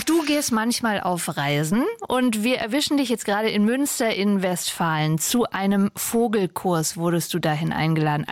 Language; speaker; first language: German; native; German